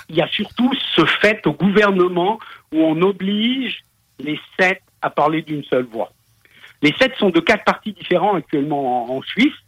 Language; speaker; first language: French; native; French